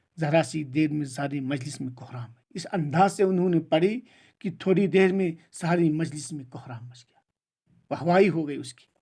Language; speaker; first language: Urdu; non-native, local second language; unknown